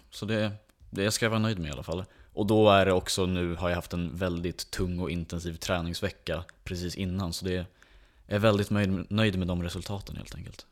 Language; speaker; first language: Swedish; native; Swedish